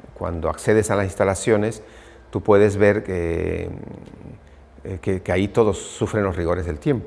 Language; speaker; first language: Spanish; native; Spanish